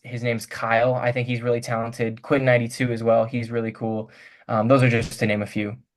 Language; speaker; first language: English; native; English